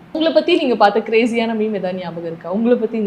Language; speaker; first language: Tamil; native; Tamil